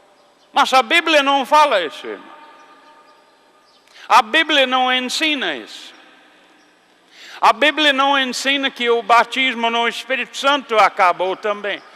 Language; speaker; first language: Portuguese; non-native, fluent; English